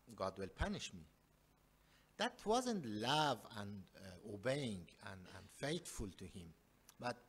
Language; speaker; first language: English; non-native, learner; Persian